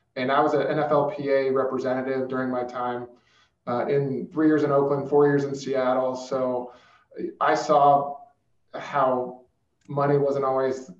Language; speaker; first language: English; native; English